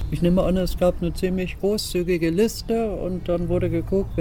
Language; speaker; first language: German; native; German